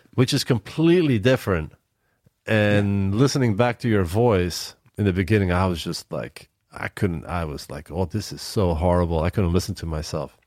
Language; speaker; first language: English; non-native, fluent; Dutch